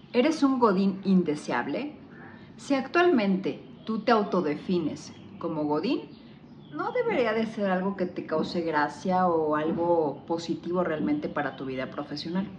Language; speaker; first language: Spanish; native; Spanish